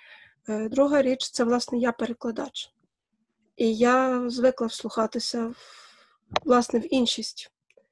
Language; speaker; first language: Ukrainian; native; Ukrainian